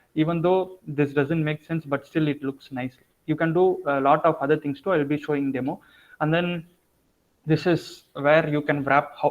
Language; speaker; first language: English; non-native, local second language; Tamil